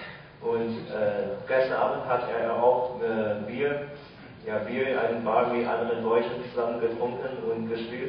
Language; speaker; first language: German; non-native, fluent; Chinese